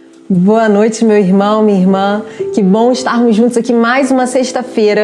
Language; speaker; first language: Portuguese; native; Portuguese